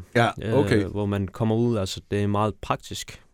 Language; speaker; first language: Danish; early bilingual, other home language; Persian